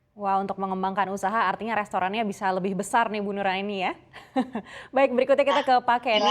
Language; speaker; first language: Indonesian; native; Indonesian